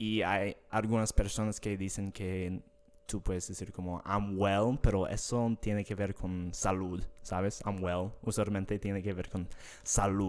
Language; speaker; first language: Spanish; non-native, fluent; English